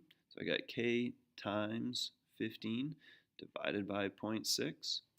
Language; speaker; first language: English; native; English